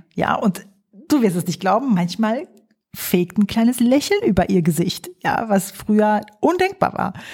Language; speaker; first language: German; early bilingual, other home language; Polish